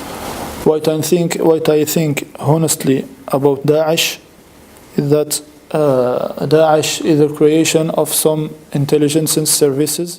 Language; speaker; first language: English; non-native, fluent; French